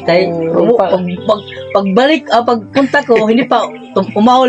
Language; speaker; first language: Filipino; non-native, local second language; Cebuano